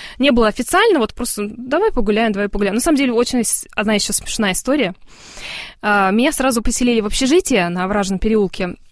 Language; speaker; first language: Russian; early bilingual, heritage; Russian